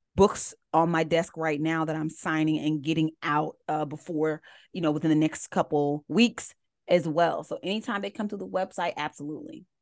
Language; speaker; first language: English; native; English